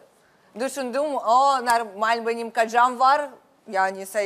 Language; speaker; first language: Turkish; non-native, learner; Russian